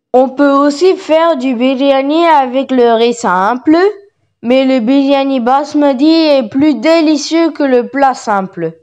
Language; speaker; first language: French; non-native, learner; Tamil